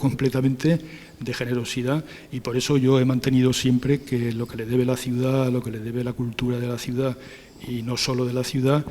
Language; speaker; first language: Spanish; native; Spanish